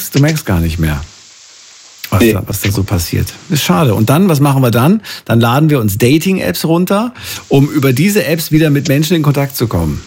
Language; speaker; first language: German; native; German